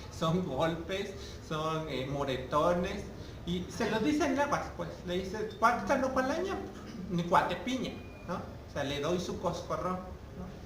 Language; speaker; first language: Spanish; non-native, local second language; Nahuatl languages